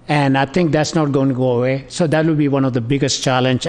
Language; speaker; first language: English; non-native, local second language; Tamil